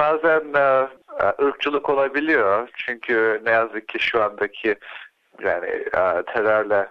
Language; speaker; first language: Turkish; early bilingual, heritage; Turkish